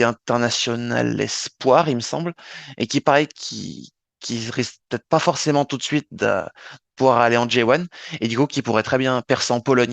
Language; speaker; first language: French; native; French